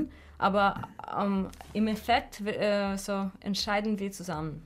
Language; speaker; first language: German; non-native, fluent; Russian